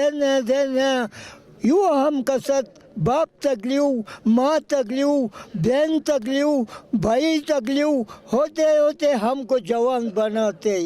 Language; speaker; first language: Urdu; non-native, local second language; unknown